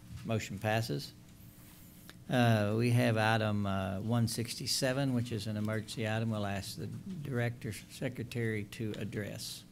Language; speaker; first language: English; native; English